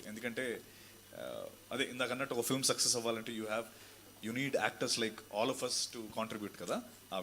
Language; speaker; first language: Telugu; native; Telugu